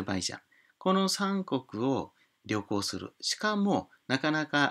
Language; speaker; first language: Japanese; native; Japanese